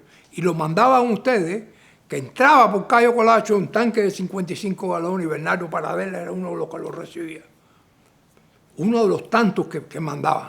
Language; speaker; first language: Spanish; native; Spanish